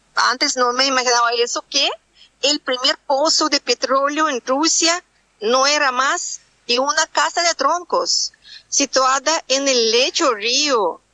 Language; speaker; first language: Spanish; non-native, fluent; Russian